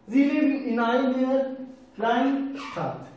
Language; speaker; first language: German; non-native, fluent; Turkish